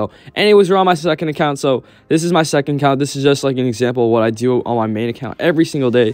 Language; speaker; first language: English; native; English